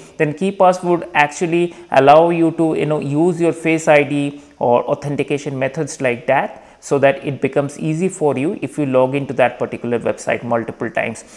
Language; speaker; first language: English; non-native, local second language; Hindi